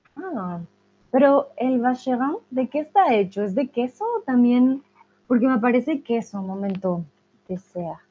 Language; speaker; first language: Spanish; native; Spanish